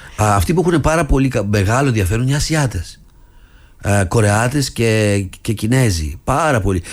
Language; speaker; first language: Greek; early bilingual, other home language; English